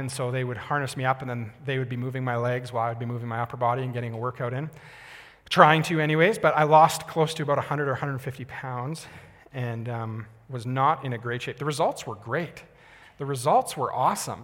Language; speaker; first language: English; native; English